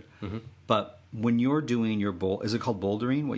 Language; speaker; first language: English; native; English